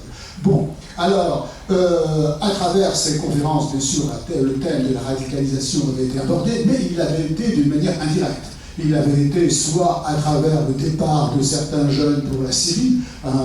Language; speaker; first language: French; native; French